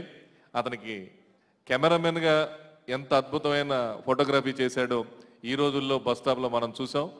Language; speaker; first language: Telugu; native; Telugu